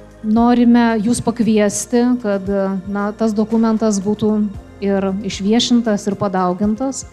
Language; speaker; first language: Lithuanian; native; Lithuanian